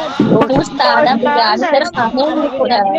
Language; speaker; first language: Persian; non-native, learner; Urdu